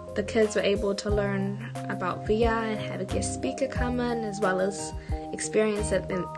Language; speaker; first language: English; native; English